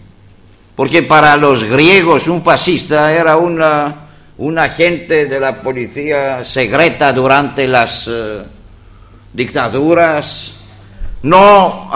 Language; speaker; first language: Spanish; non-native, learner; Greek